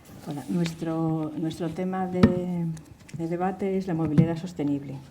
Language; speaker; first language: Spanish; native; Spanish